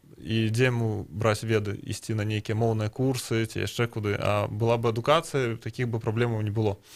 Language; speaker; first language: Belarusian; non-native, local second language; Russian